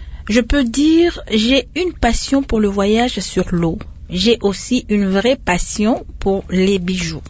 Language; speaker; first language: French; non-native, local second language; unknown